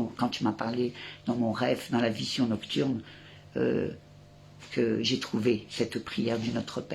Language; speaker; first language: French; native; French